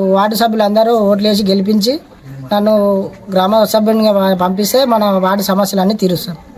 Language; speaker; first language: Telugu; native; Telugu